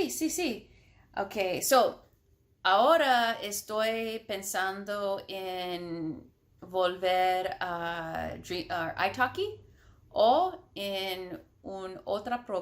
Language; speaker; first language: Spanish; non-native, learner; English